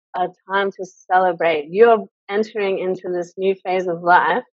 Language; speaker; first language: English; native; English